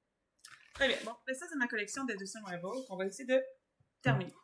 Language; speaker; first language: French; native; French